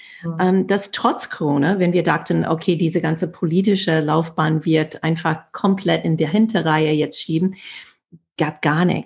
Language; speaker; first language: German; non-native, fluent; English